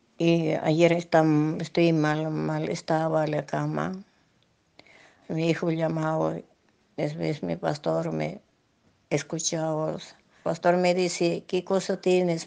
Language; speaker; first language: Spanish; non-native, local second language; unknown